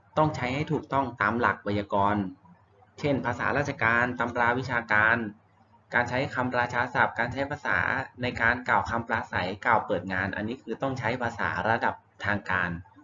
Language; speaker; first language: Thai; native; Thai